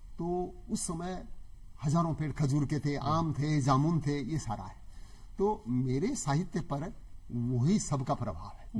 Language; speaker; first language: Hindi; non-native, local second language; Marwari